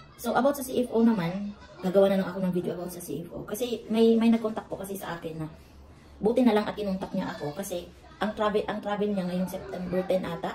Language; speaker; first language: Filipino; native; Filipino